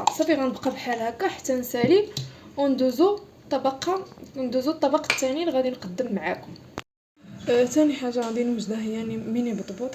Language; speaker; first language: Arabic; native; Arabic